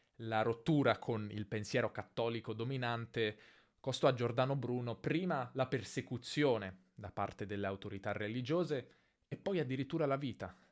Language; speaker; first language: Italian; native; Italian